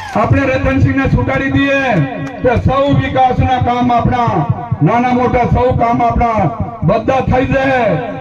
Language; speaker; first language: Gujarati; non-native, local second language; Rathawi